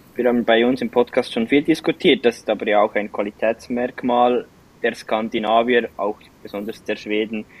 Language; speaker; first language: German; native; German